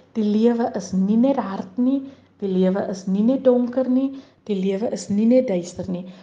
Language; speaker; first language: Afrikaans; native; Afrikaans